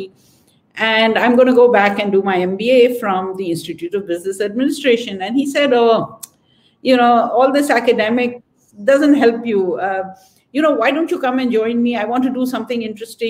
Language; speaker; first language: English; non-native, local second language; Urdu